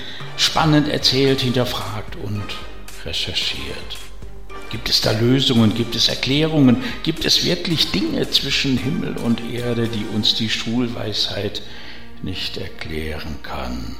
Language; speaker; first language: German; native; German